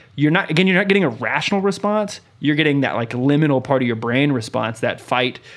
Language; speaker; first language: English; native; English